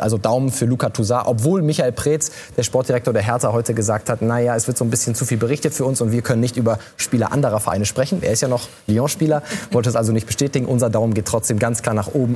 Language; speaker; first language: German; native; German